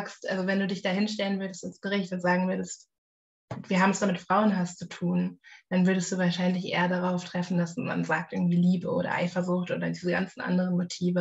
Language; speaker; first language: German; native; German